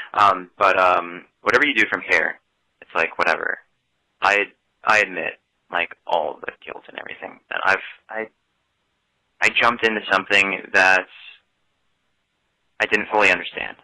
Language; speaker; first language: English; native; English